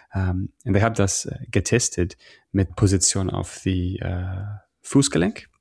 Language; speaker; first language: German; non-native, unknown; English